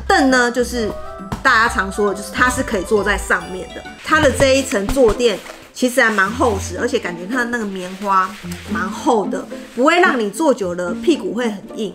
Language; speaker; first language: Chinese; native; Chinese